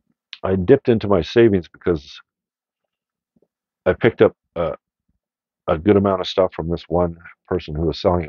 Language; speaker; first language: English; native; English